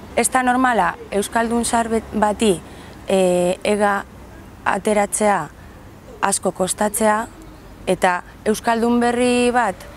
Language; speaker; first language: Basque; non-native, local second language; Spanish